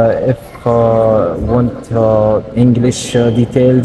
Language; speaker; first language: English; non-native, learner; Arabic